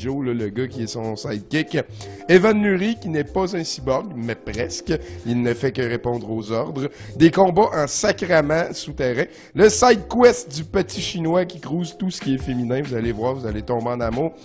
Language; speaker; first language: French; native; French